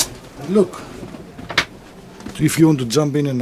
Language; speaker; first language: English; non-native, learner; Greek